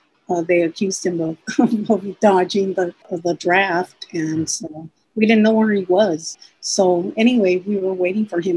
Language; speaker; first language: English; early bilingual, other home language; Spanish